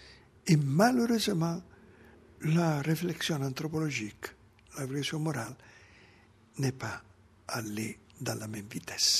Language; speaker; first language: French; non-native, fluent; Italian